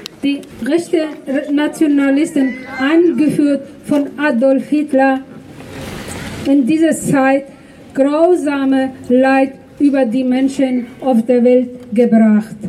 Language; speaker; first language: German; non-native, fluent; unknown